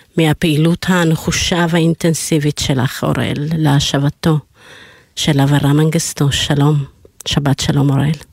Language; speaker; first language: Hebrew; early bilingual, other home language; Amharic